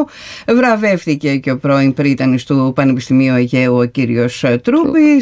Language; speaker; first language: Greek; native; Greek